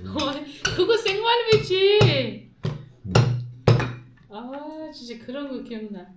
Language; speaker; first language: Korean; non-native, local second language; Uzbek